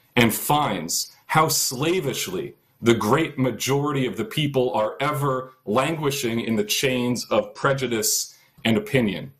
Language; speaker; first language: English; native; English